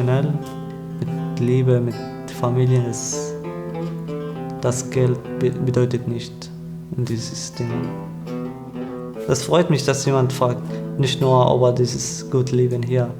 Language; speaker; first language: German; non-native, learner; Arabic